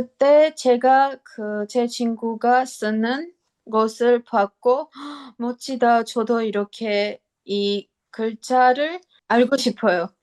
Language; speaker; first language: Korean; non-native, learner; Armenian